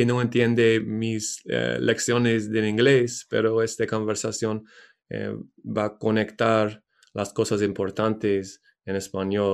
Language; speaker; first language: Spanish; non-native, learner; English